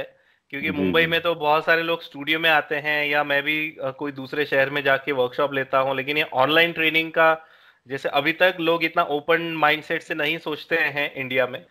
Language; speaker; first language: Hindi; native; Hindi